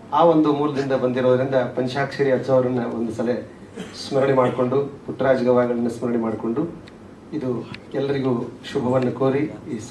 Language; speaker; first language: Kannada; native; Kannada